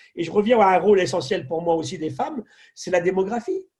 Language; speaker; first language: French; native; French